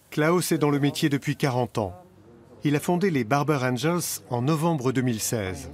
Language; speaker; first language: French; native; French